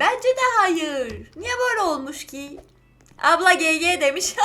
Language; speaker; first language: Turkish; native; Turkish